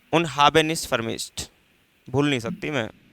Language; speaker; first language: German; non-native, fluent; Hindi